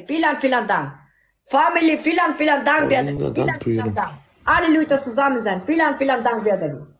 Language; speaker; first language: German; non-native, learner; Persian